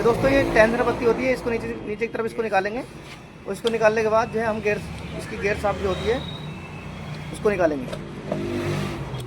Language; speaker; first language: Hindi; native; Hindi